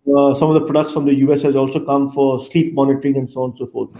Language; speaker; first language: English; non-native, local second language; Bangla